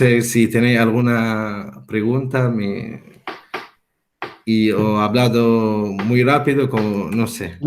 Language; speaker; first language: Spanish; non-native, fluent; Arabic